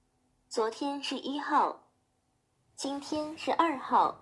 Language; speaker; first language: Chinese; non-native, learner; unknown